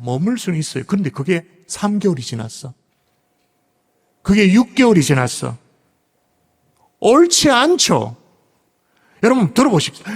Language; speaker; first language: Korean; native; Korean